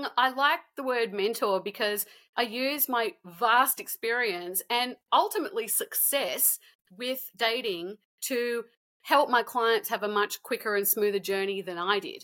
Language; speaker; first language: English; native; English